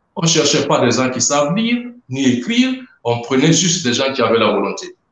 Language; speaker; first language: French; non-native, local second language; Mossi